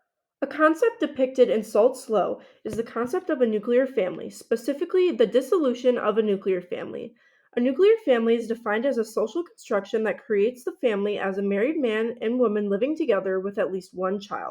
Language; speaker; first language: English; native; English